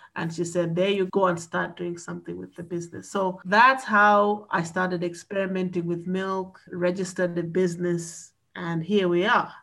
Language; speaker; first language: English; non-native, local second language; Nyanja